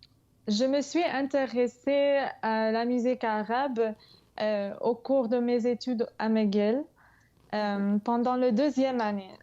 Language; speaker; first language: French; non-native, fluent; English